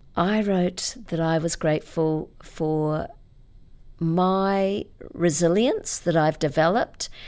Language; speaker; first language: English; native; English